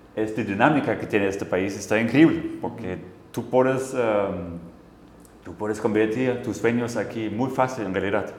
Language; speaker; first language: Spanish; non-native, fluent; German